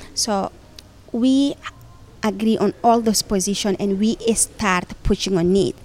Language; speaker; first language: English; non-native, fluent; Fula